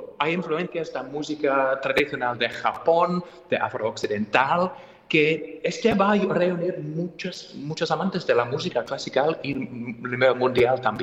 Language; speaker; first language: Spanish; non-native, fluent; English